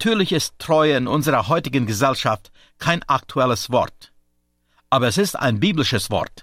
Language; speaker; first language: German; native; German